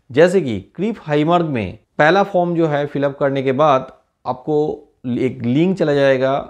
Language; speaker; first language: Hindi; non-native, local second language; Bangla